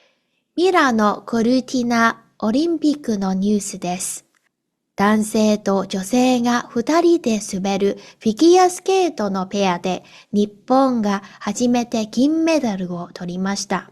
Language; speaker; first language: Japanese; non-native, fluent; Cantonese